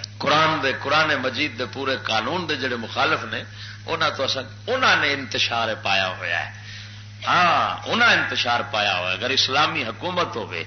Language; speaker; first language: Urdu; native; Urdu